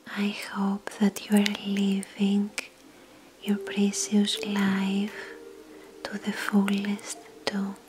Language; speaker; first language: English; non-native, fluent; Greek